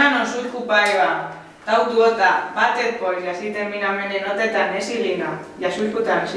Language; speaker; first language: Finnish; non-native, learner; Spanish